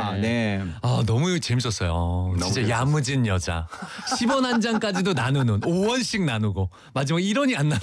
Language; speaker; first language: Korean; native; Korean